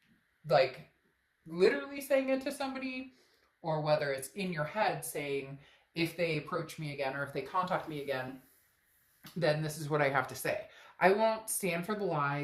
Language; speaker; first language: English; native; English